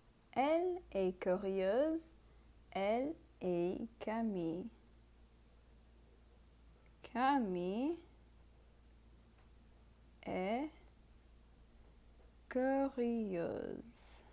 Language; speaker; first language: French; non-native, fluent; English